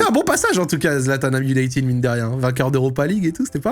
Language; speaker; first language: French; native; French